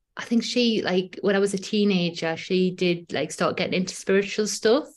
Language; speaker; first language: English; native; English